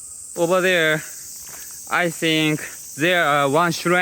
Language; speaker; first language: English; non-native, learner; Japanese